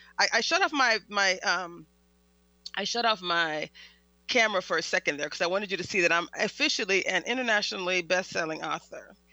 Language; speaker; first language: English; native; English